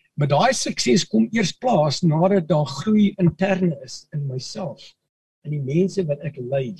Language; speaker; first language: Afrikaans; native; Afrikaans